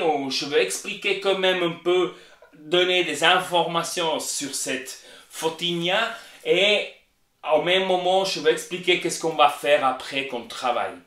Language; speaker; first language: French; non-native, learner; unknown